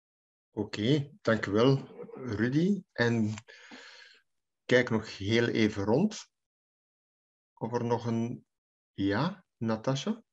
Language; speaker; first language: Dutch; native; Dutch